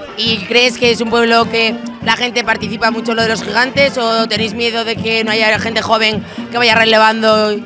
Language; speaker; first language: Spanish; native; Spanish